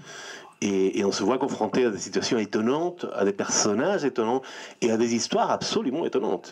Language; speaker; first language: French; non-native, fluent; Spanish